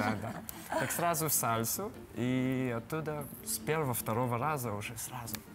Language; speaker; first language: Russian; early bilingual, heritage; Russian